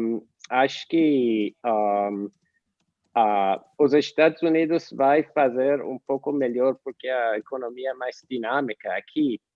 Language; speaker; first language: Portuguese; non-native, fluent; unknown